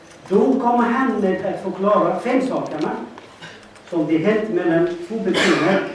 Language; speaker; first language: Swedish; non-native, fluent; Arabic